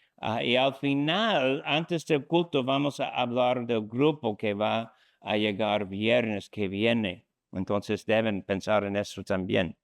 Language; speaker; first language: Spanish; non-native, fluent; English